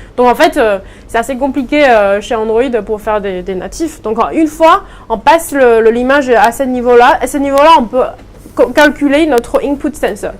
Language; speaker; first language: French; non-native, fluent; Chinese